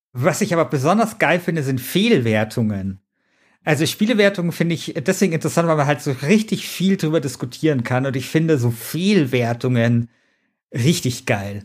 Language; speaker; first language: German; native; German